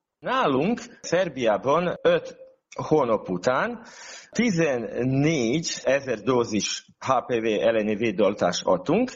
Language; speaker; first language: Hungarian; non-native, local second language; Serbian